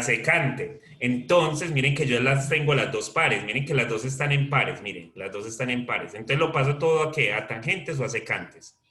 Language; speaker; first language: Spanish; native; Spanish